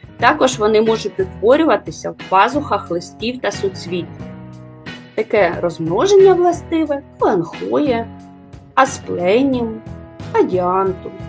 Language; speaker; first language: Ukrainian; native; Ukrainian